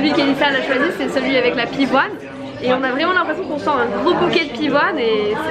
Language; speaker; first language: French; native; French